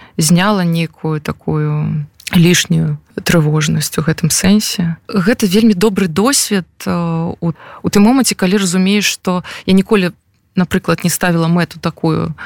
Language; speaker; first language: Belarusian; non-native, local second language; Russian